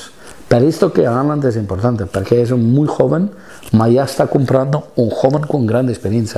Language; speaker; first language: Spanish; non-native, fluent; Italian